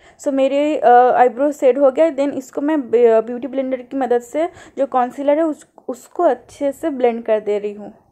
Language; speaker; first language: Hindi; non-native, local second language; Bangla